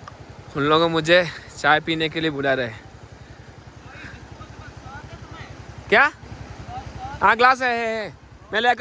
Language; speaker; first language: Hindi; non-native, local second language; Malayalam